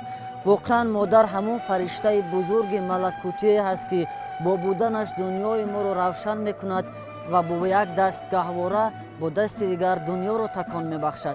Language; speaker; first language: Persian; native; Persian